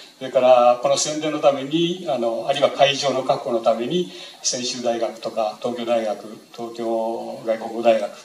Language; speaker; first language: Japanese; native; Japanese